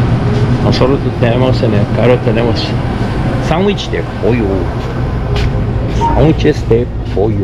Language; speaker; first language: Spanish; non-native, learner; English